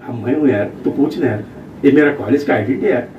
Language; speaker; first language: Hindi; non-native, local second language; Marathi